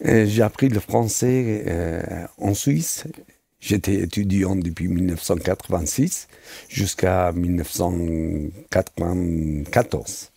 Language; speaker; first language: French; non-native, fluent; Persian